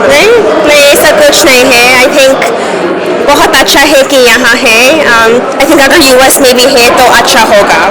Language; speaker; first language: Hindi; early bilingual, heritage; Hindi